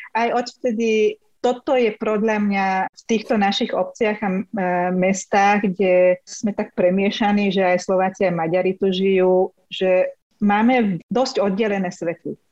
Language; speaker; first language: Slovak; non-native, local second language; Hungarian